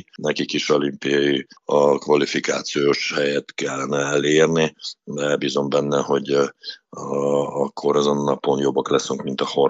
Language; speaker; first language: Hungarian; non-native, fluent; Russian